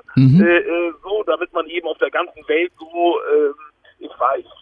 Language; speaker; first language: German; native; German